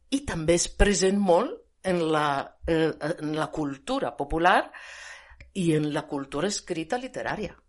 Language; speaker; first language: Catalan; non-native, fluent; Italian